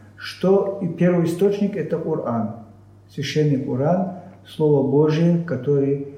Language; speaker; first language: Russian; non-native, local second language; Chechen